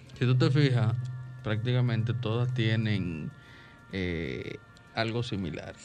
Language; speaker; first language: Spanish; native; Spanish